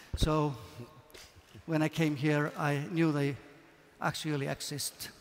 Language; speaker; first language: English; non-native, fluent; Icelandic